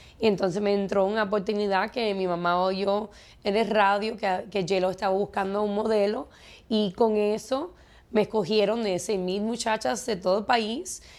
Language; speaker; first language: Spanish; early bilingual, heritage; Spanish